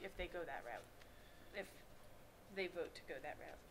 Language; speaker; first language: English; native; English